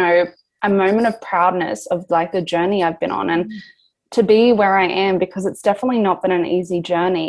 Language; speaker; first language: English; native; English